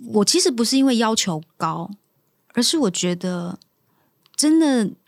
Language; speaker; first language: Chinese; non-native, local second language; Min Nan Chinese